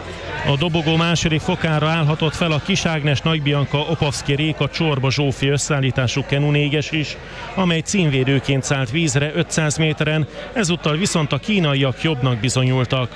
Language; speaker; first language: Hungarian; native; Hungarian